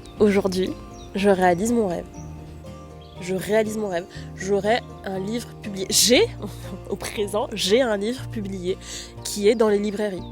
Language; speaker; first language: French; native; French